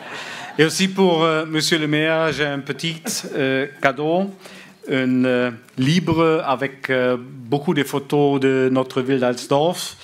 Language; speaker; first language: French; non-native, learner; German